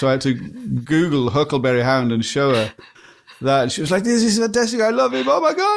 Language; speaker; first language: English; native; English